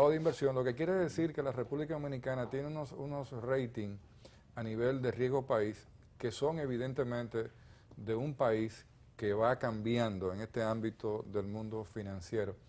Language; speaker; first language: Spanish; native; Spanish